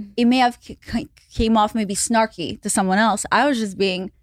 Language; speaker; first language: English; non-native, fluent; Hebrew